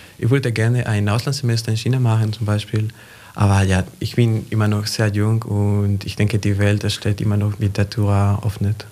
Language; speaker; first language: German; non-native, fluent; Spanish